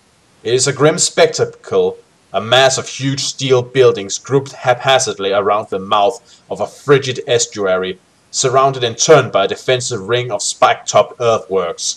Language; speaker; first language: English; native; English